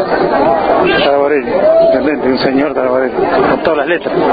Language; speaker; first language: Spanish; native; Spanish